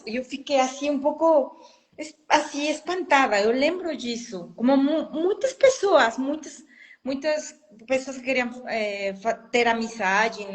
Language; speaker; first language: Portuguese; non-native, fluent; Spanish